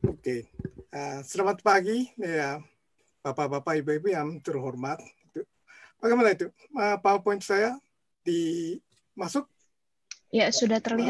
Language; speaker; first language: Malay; non-native, fluent; Japanese